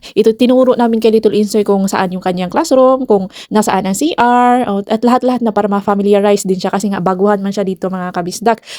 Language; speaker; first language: Filipino; non-native, local second language; Cebuano